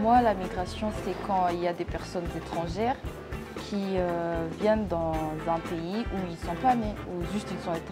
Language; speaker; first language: French; non-native, local second language; Rundi